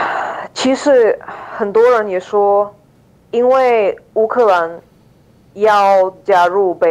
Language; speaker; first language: Chinese; non-native, fluent; Ukrainian